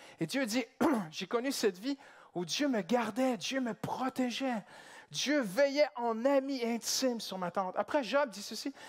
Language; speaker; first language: French; native; French